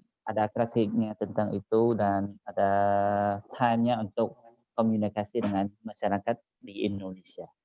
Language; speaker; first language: Indonesian; non-native, learner; Khmer